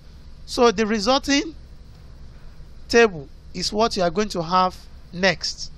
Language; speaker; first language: English; non-native, local second language; Yoruba